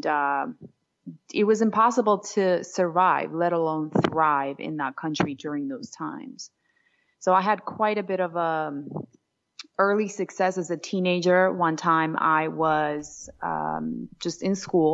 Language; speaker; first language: English; non-native, fluent; Georgian